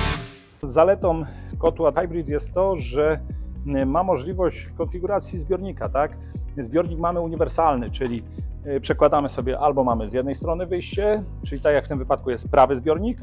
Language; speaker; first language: Polish; native; Polish